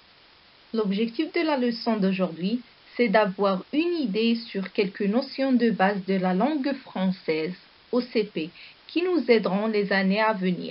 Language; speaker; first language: French; non-native, local second language; Arabic